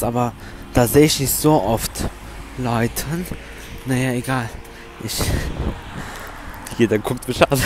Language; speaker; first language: German; early bilingual, other home language; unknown